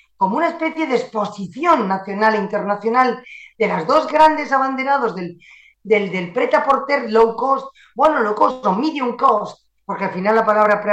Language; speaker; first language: Spanish; native; Spanish